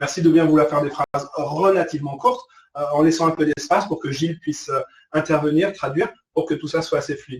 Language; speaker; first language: French; native; French